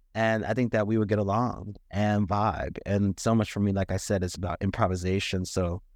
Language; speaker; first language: English; native; English